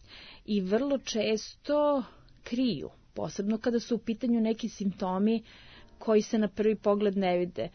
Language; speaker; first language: Serbian; native; Serbian